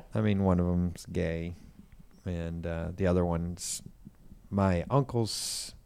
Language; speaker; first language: English; native; English